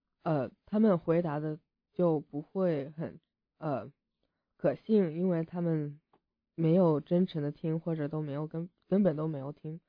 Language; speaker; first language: Chinese; early bilingual, heritage; English